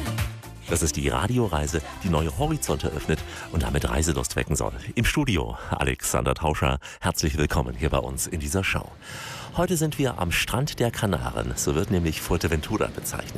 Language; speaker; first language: German; native; German